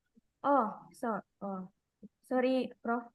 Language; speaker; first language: English; non-native, learner; Indonesian